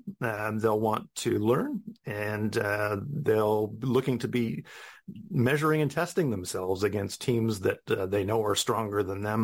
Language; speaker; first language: English; native; English